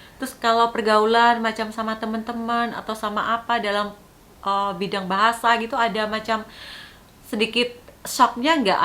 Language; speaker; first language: Indonesian; non-native, local second language; Javanese